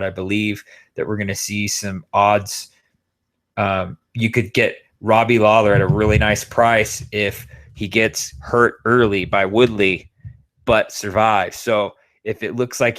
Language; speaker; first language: English; native; English